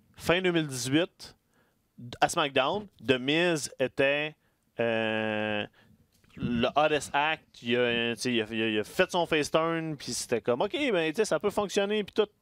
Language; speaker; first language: French; native; French